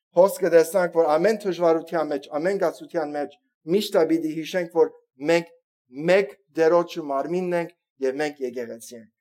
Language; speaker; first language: Armenian; early bilingual, heritage; Armenian